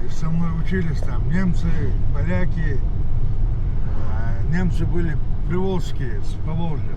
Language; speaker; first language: Russian; non-native, local second language; Chechen